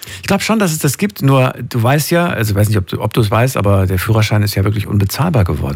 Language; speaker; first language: German; native; German